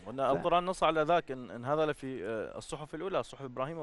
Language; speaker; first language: Arabic; native; Arabic